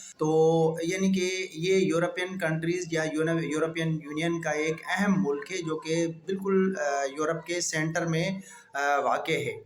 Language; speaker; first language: Urdu; non-native, local second language; Sindhi